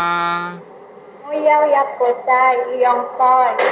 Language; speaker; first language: Chinese; non-native, learner; Indonesian